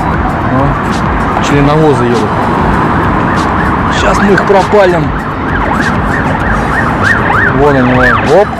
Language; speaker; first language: Russian; native; Russian